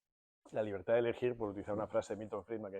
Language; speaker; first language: Spanish; native; Spanish